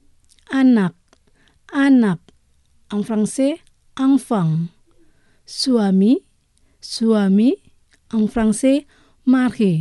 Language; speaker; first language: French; non-native, fluent; Indonesian